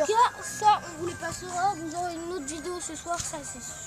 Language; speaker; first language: French; native; French